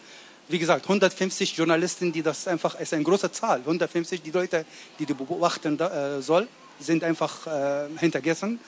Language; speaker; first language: German; non-native, learner; Arabic